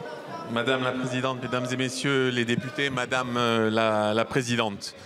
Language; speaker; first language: French; native; French